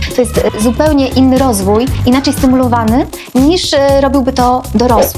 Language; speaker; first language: Polish; native; Polish